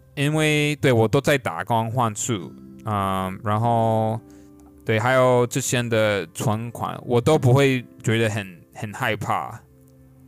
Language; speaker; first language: Chinese; non-native, fluent; English